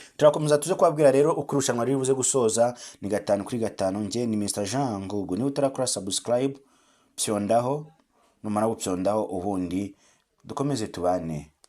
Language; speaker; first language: Kinyarwanda; native; Kinyarwanda